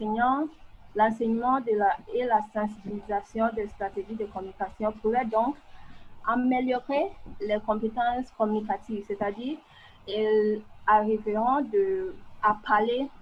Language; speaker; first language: French; non-native, fluent; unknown